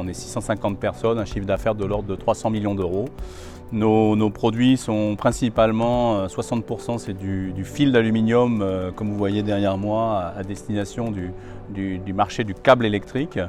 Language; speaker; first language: French; native; French